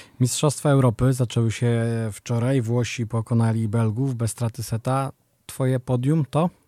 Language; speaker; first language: Polish; native; Polish